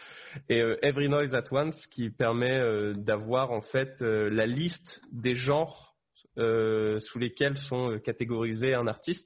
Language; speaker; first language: French; native; French